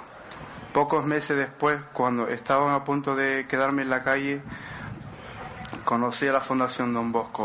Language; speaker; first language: Spanish; non-native, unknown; Arabic